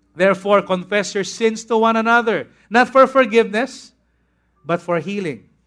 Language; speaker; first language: English; non-native, local second language; Filipino